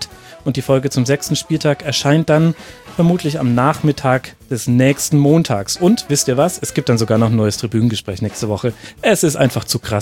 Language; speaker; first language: German; native; German